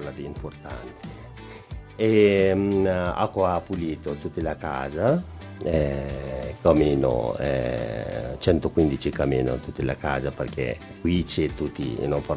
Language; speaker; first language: Italian; non-native, learner; Nepali